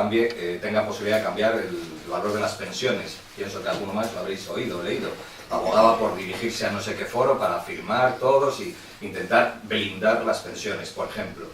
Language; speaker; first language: Spanish; native; Spanish